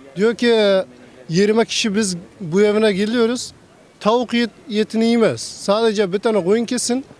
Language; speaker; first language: Turkish; non-native, learner; Persian